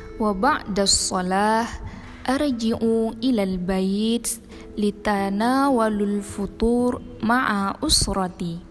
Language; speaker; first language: Arabic; non-native, learner; Indonesian